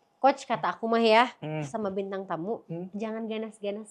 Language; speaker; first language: Indonesian; native; Indonesian